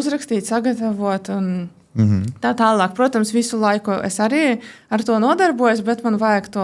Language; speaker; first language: Latvian; non-native, local second language; Russian